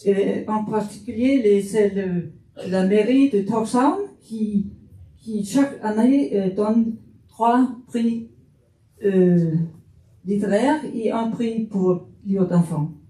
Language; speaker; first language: French; non-native, fluent; Faroese